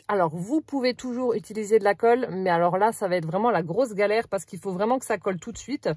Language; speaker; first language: French; native; French